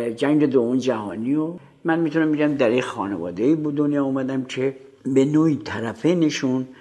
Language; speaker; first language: Persian; native; Persian